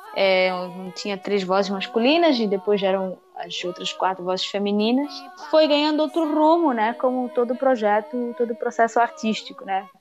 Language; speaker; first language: Portuguese; native; Portuguese